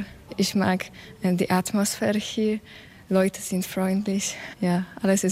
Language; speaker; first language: German; non-native, learner; Polish